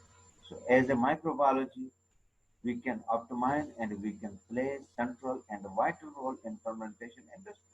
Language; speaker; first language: English; non-native, local second language; Urdu